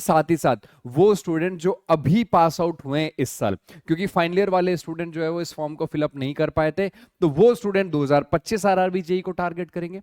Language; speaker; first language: Hindi; native; Hindi